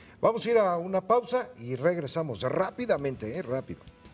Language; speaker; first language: Spanish; native; Spanish